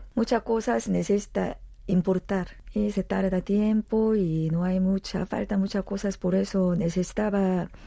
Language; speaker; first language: Spanish; non-native, learner; Korean